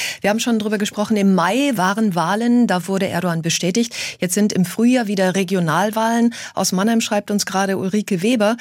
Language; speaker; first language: German; native; German